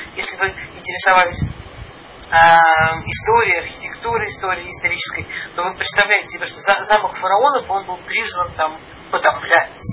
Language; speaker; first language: Russian; early bilingual, heritage; Russian